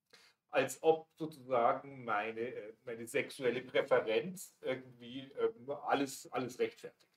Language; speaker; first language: German; native; German